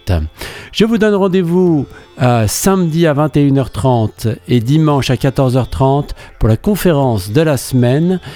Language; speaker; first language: French; native; French